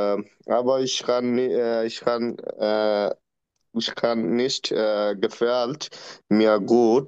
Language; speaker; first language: German; non-native, learner; Bangla